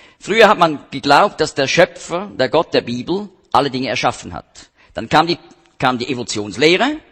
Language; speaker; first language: German; native; German